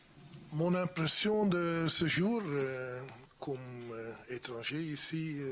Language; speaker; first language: French; non-native, fluent; Dutch